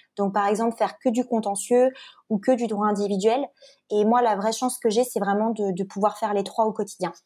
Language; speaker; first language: French; native; French